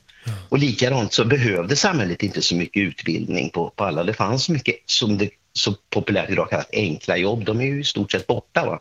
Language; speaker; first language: Swedish; native; Swedish